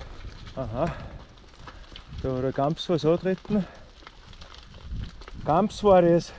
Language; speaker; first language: German; native; German